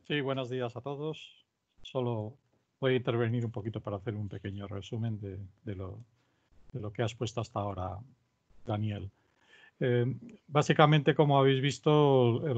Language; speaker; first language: Spanish; native; Spanish